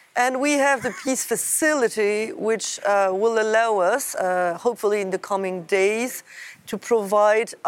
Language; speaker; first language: English; non-native, fluent; French